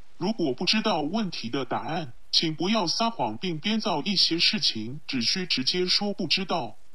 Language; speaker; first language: Chinese; non-native, local second language; Cantonese